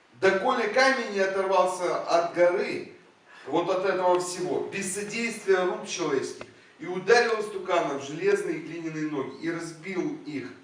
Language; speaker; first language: Russian; non-native, local second language; Ukrainian